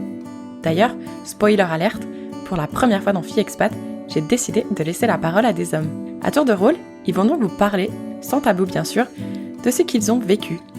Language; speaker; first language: French; native; French